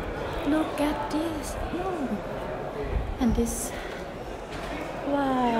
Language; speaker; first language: English; non-native, learner; Thai